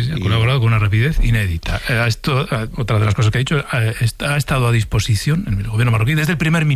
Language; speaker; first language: Spanish; native; Spanish